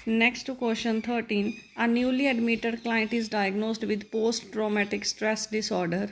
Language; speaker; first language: English; non-native, local second language; Punjabi